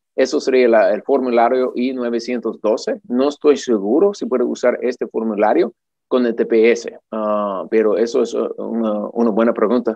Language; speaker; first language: Spanish; non-native, fluent; English